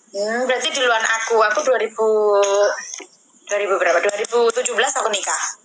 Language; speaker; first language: Indonesian; non-native, local second language; Javanese